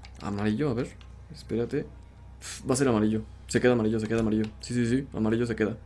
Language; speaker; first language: Spanish; native; Spanish